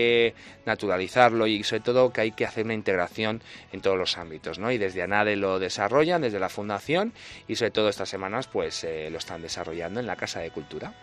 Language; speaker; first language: Spanish; native; Spanish